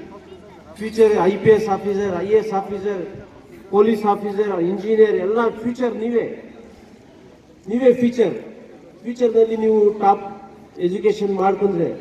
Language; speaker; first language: Kannada; non-native, local second language; Urdu